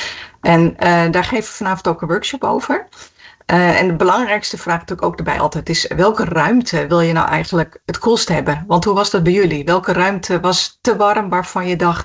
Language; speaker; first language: Dutch; native; Dutch